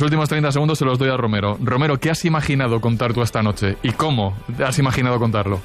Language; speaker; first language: Spanish; native; Spanish